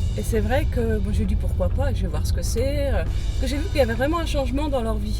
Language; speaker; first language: French; early bilingual, other home language; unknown